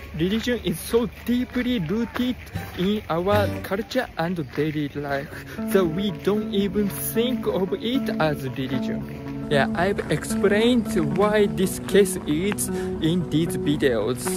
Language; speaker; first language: English; non-native, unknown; Japanese